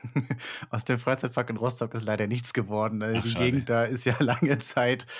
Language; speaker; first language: German; native; German